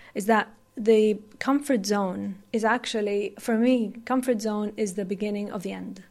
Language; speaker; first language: English; non-native, fluent; Arabic